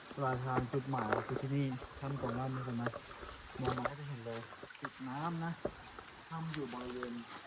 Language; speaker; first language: Thai; non-native, local second language; Karen languages